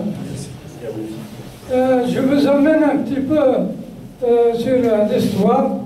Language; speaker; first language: French; non-native, local second language; Kabyle